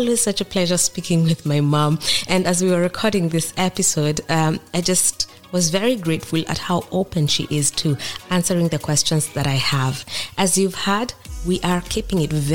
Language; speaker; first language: English; non-native, local second language; Kikuyu